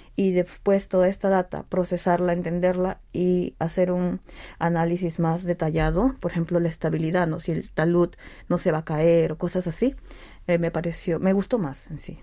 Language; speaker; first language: Spanish; native; Spanish